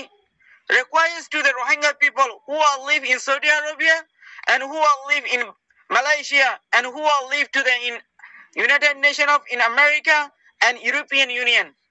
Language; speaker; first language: English; non-native, learner; Rohingya